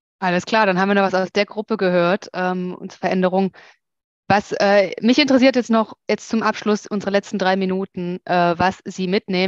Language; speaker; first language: German; native; German